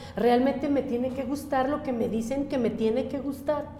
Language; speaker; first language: Spanish; native; Spanish